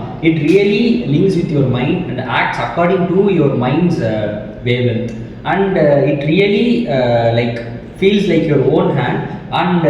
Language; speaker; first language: English; non-native, local second language; Tamil